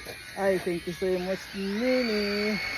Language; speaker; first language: English; non-native, local second language; Hiligaynon